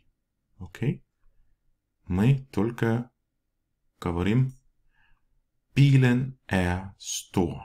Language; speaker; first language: Russian; non-native, learner; Danish